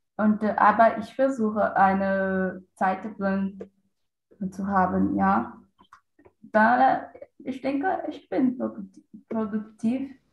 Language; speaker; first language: German; non-native, learner; Portuguese